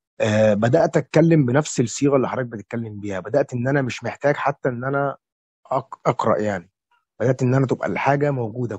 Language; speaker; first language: Arabic; native; Arabic